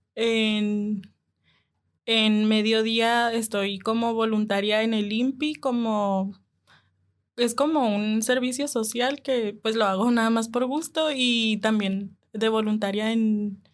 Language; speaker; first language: Spanish; native; Spanish